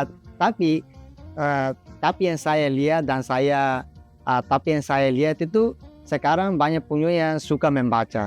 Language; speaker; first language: Indonesian; non-native, fluent; Tetum